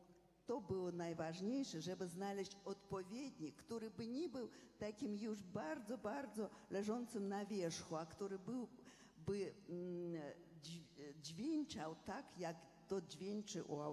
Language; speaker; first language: Polish; non-native, fluent; Russian